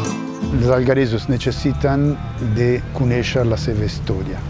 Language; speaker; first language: Catalan; non-native, local second language; Italian